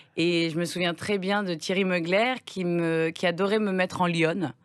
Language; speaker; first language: French; native; French